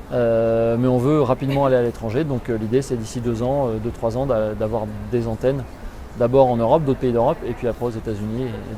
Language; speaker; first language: French; native; French